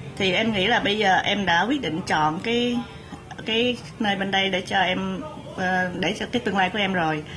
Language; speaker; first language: Vietnamese; native; Vietnamese